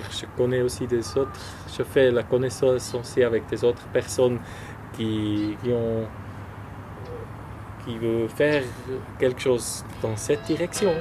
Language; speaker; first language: French; non-native, local second language; German